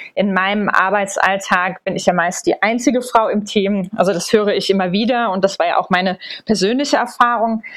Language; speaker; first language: German; native; German